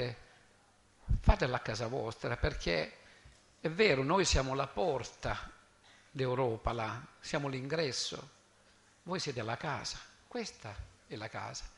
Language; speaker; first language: Italian; native; Italian